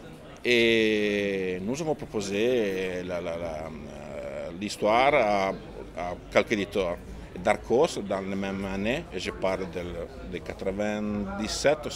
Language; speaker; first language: French; non-native, fluent; Italian